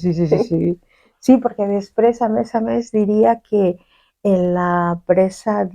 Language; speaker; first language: Catalan; non-native, fluent; Spanish